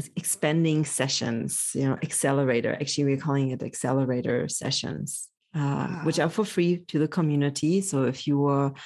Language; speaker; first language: English; early bilingual, other home language; Polish